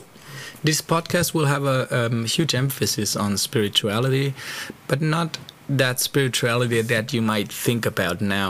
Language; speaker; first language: English; non-native, fluent; German